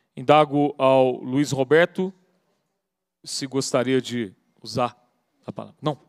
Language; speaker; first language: Portuguese; native; Portuguese